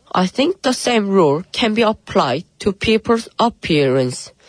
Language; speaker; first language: English; early bilingual, other home language; Korean